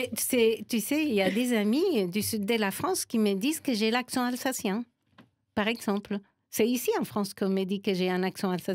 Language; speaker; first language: French; non-native, fluent; Spanish